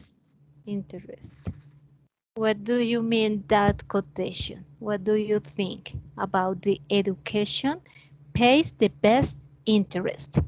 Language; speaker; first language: English; non-native, learner; Spanish